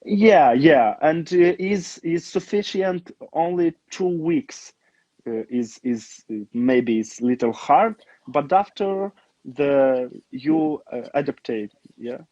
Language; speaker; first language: English; non-native, learner; Romanian